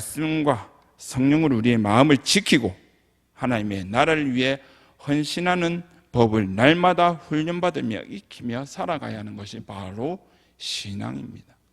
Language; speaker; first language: Korean; native; Korean